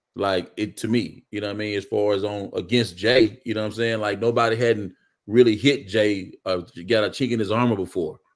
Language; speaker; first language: English; native; English